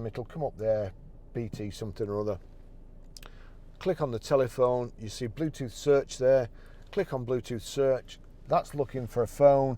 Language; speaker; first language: English; native; English